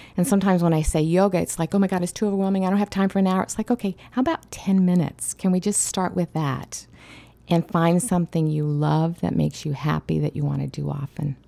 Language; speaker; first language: English; native; English